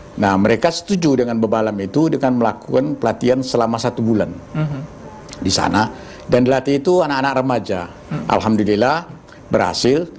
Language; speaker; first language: Malay; native; Malay